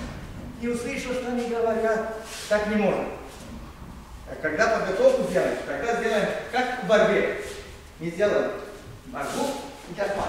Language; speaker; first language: Russian; non-native, learner; Serbian